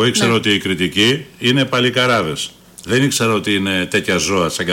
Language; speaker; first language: Greek; native; Greek